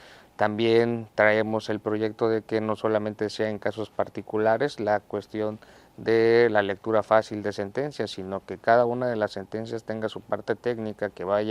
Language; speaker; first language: Spanish; native; Spanish